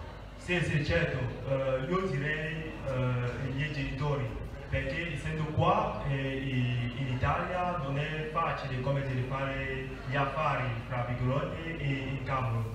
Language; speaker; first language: Italian; non-native, fluent; French